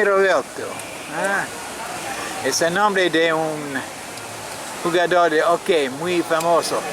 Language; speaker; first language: Spanish; non-native, fluent; French